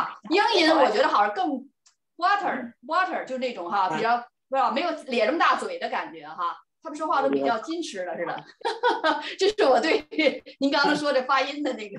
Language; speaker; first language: Chinese; native; Chinese